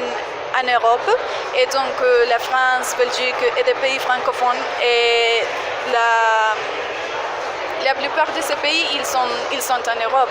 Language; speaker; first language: French; non-native, fluent; Spanish